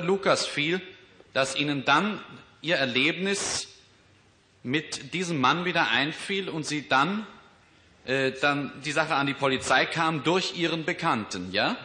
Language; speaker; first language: German; native; German